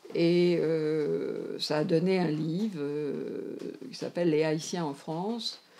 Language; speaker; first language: French; native; French